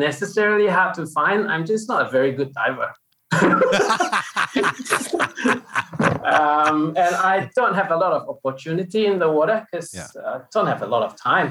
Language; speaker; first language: English; non-native, local second language; Min Nan Chinese